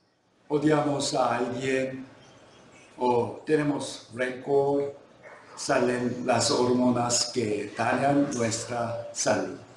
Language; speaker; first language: Spanish; non-native, fluent; Korean